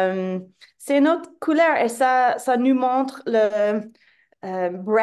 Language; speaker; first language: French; non-native, fluent; English